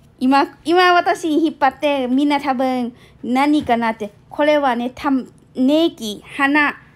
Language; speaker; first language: Japanese; non-native, learner; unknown